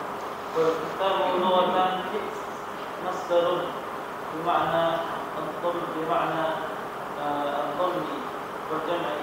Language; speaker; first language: Arabic; non-native, learner; Indonesian